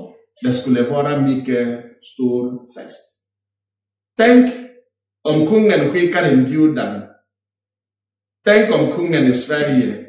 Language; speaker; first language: Swedish; non-native, fluent; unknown